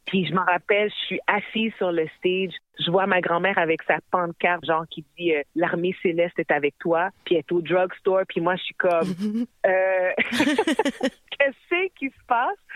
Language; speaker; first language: French; native; French